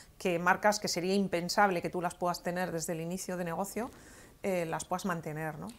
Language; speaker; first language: Spanish; native; Spanish